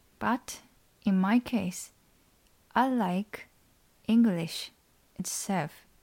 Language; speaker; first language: English; non-native, learner; Japanese